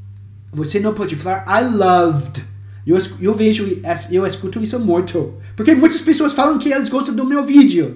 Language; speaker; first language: Portuguese; non-native, fluent; English